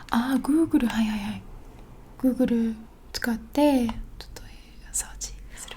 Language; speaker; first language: Japanese; non-native, learner; English